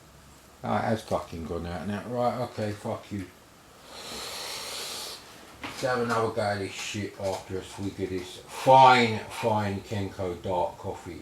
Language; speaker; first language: English; native; English